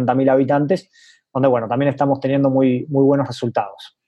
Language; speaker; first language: Spanish; native; Spanish